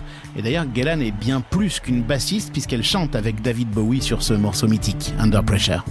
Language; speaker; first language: French; native; French